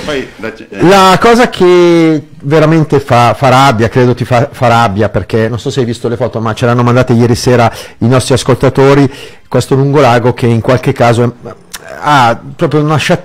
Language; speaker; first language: Italian; native; Italian